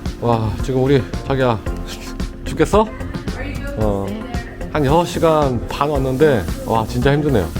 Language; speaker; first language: Korean; native; Korean